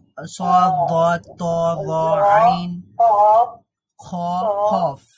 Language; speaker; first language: Arabic; non-native, learner; Bangla